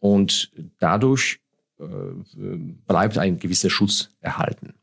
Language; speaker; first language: German; non-native, fluent; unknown